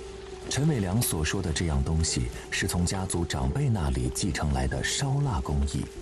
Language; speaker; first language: Chinese; native; Chinese